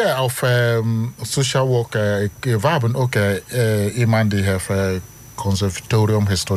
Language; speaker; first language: Dutch; non-native, fluent; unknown